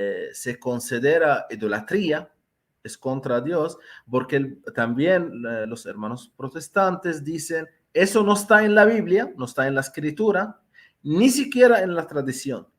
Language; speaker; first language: Spanish; non-native, fluent; Arabic